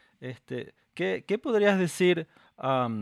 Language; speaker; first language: Spanish; non-native, fluent; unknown